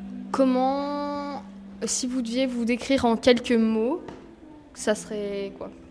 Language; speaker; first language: French; native; French